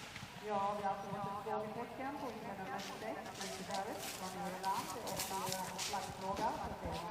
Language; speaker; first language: Swedish; native; Swedish